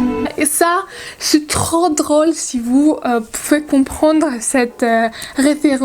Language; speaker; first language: French; non-native, learner; Russian